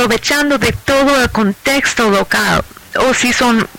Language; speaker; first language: Spanish; non-native, fluent; English